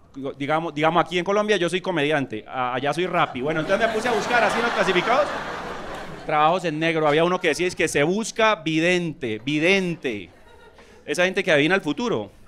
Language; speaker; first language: Spanish; native; Spanish